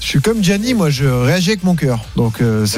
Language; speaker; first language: French; native; French